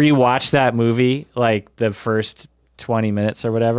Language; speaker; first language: English; native; English